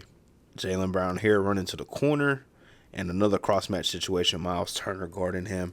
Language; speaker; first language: English; native; English